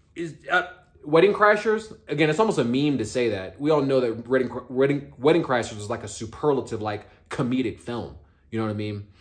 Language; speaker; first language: English; native; English